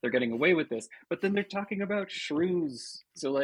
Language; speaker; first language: English; native; English